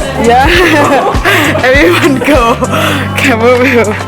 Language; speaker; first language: English; non-native, learner; Thai